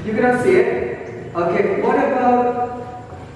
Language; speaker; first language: English; non-native, fluent; Indonesian